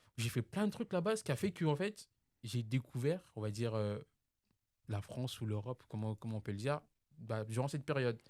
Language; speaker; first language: French; non-native, local second language; Lingala